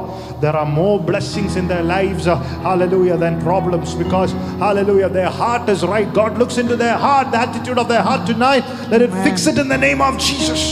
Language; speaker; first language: English; non-native, local second language; Malayalam